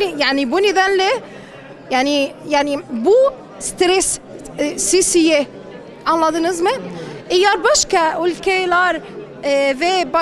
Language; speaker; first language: Turkish; non-native, learner; Arabic